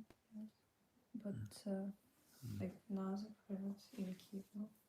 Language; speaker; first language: English; non-native, learner; Ukrainian